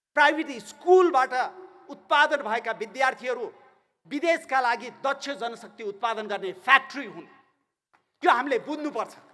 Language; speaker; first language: Nepali; native; Nepali